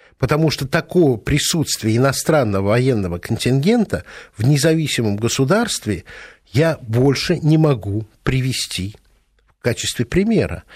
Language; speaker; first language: Russian; native; Russian